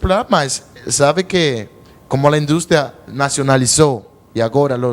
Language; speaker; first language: Portuguese; non-native, learner; Spanish